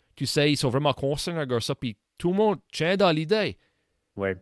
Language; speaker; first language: French; native; French